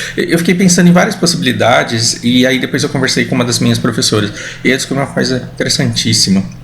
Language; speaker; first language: Portuguese; native; Portuguese